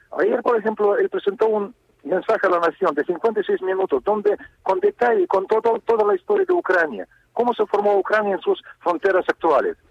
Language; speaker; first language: Spanish; non-native, fluent; Russian